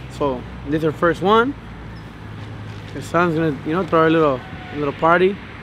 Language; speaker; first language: English; early bilingual, other home language; Spanish